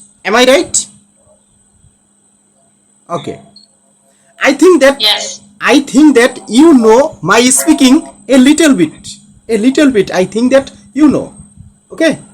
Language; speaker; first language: English; non-native, learner; Bangla